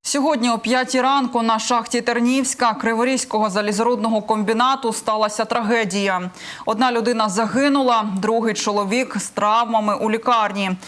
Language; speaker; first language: Ukrainian; native; Ukrainian